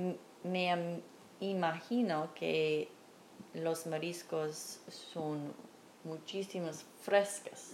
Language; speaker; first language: Spanish; non-native, fluent; English